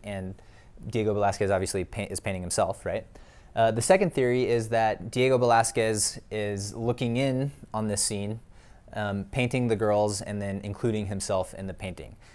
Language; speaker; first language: English; native; English